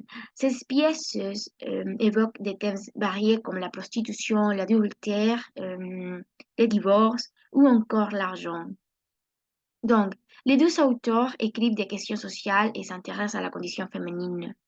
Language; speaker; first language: French; non-native, learner; Spanish